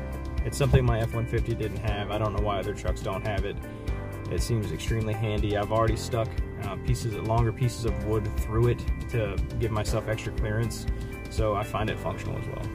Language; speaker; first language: English; native; English